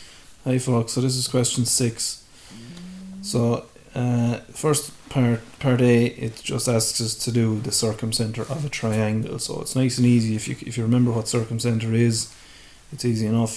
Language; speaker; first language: English; native; English